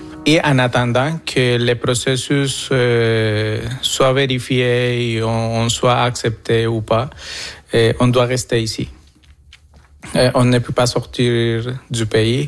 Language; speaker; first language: French; non-native, fluent; Spanish